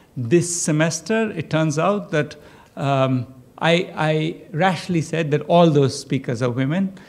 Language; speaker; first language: English; non-native, local second language; Bangla